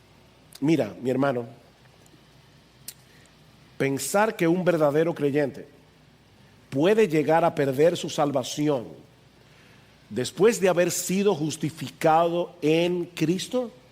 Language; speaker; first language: Spanish; native; Spanish